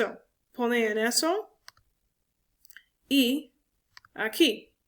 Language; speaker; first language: Spanish; non-native, learner; English